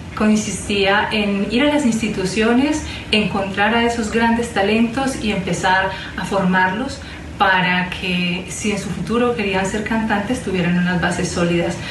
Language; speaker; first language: Spanish; non-native, fluent; German